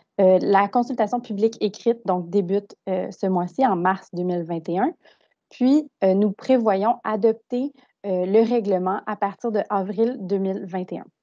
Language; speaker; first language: French; native; French